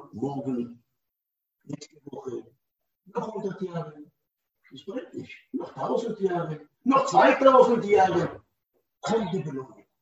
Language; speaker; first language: German; non-native, learner; Hebrew